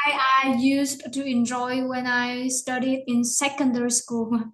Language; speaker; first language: English; non-native, learner; Vietnamese